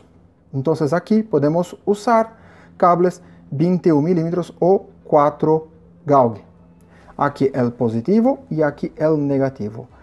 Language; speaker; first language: Spanish; non-native, fluent; Portuguese